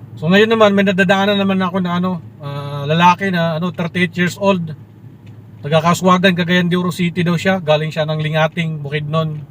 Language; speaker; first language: Filipino; non-native, local second language; Cebuano